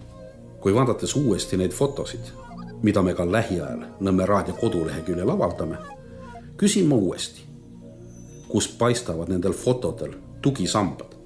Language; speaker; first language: Estonian; native; Estonian